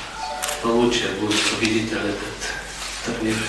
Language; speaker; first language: Russian; non-native, learner; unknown